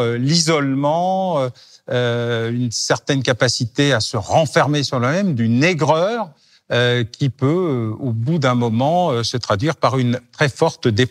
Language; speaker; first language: French; native; French